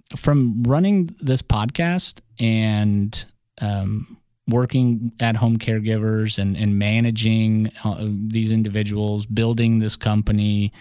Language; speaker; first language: English; early bilingual, other home language; Russian